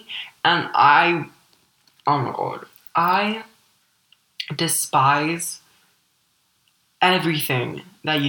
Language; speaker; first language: English; early bilingual, other home language; Ukrainian